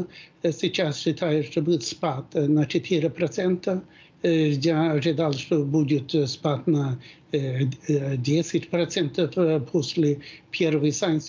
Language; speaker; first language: Russian; non-native, fluent; Swedish